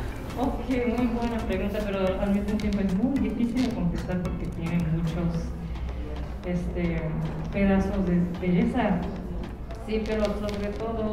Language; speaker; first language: Spanish; non-native, fluent; Japanese